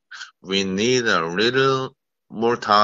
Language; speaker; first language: English; non-native, learner; Korean